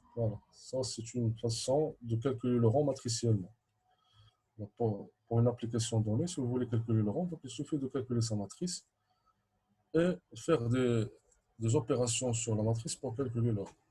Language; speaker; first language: French; non-native, local second language; Arabic